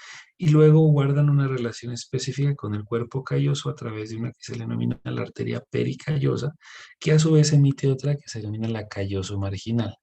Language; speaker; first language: Spanish; native; Spanish